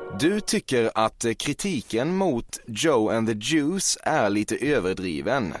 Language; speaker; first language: Swedish; native; Swedish